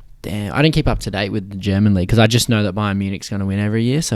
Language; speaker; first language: English; native; English